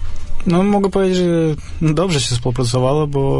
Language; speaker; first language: Polish; non-native, fluent; Russian